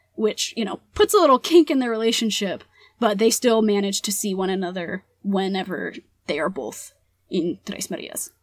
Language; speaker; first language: English; early bilingual, other home language; Spanish